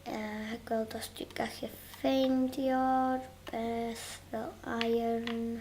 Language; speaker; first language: Welsh; non-native, local second language; English